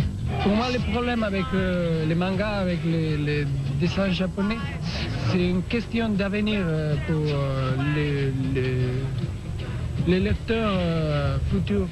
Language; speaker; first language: French; non-native, fluent; Spanish